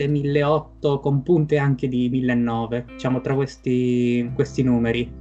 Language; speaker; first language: Italian; native; Italian